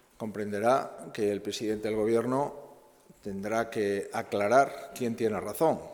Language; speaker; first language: Spanish; native; Spanish